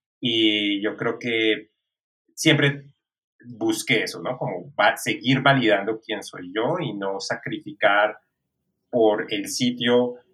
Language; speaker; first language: Spanish; native; Spanish